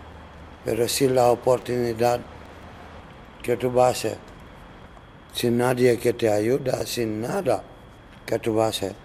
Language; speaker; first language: Spanish; non-native, learner; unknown